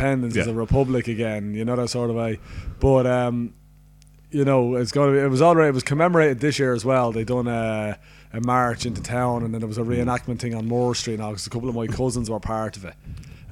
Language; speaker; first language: English; native; English